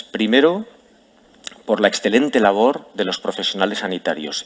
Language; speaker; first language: Spanish; native; Spanish